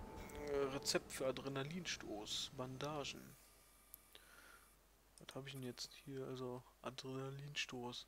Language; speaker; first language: German; native; German